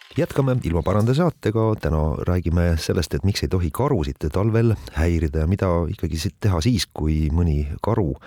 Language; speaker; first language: Estonian; native; Estonian